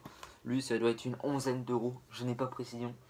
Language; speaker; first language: French; native; French